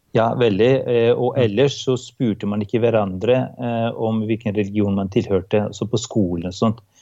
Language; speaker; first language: Norwegian; non-native, fluent; Albanian